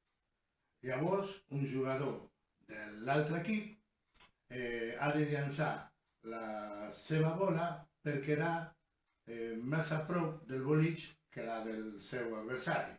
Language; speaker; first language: Catalan; non-native, learner; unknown